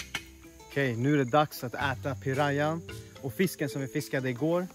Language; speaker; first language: Swedish; native; Swedish